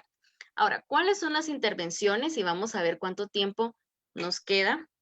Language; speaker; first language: Spanish; native; Spanish